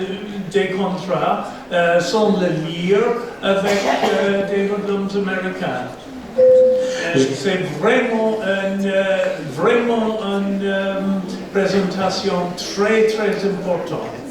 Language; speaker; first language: French; non-native, fluent; English